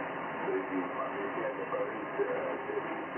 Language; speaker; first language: French; non-native, local second language; German